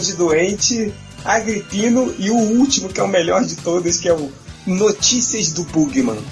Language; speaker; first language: Portuguese; native; Portuguese